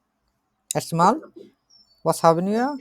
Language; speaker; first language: German; non-native, fluent; Bangla